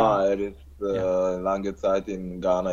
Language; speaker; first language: German; non-native, learner; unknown